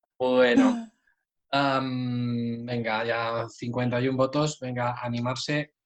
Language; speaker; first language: Spanish; native; Spanish